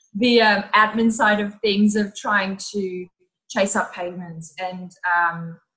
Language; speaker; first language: English; non-native, fluent; Dutch